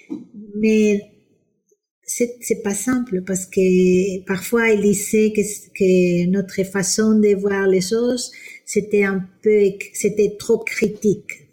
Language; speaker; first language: French; non-native, fluent; Spanish